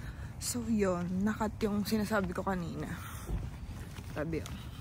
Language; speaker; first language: Filipino; native; Filipino